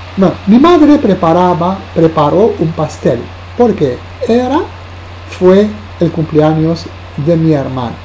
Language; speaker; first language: Spanish; non-native, fluent; Arabic